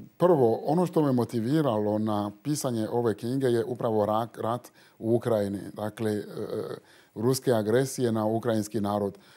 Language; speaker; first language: Croatian; non-native, fluent; Fon